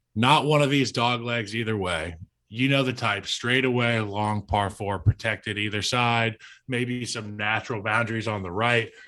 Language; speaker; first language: English; native; English